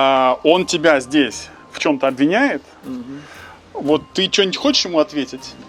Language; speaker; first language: Russian; native; Russian